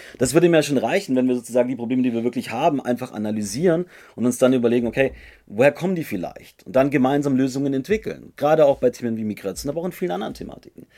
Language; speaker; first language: German; native; German